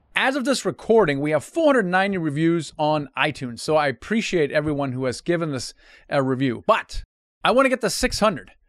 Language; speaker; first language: English; non-native, fluent; German